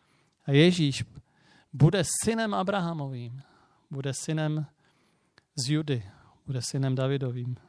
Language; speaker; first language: Czech; native; Czech